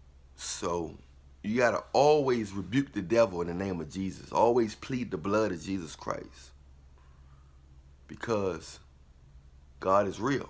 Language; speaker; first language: English; native; English